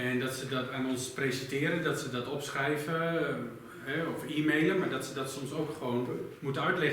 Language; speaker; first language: Dutch; native; Dutch